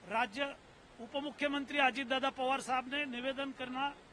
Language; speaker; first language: Hindi; non-native, local second language; Marathi